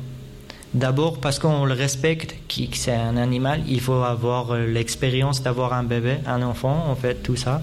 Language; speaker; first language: French; non-native, fluent; Persian